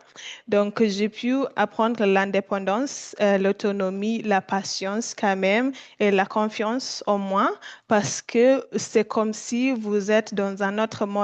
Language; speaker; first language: French; non-native, fluent; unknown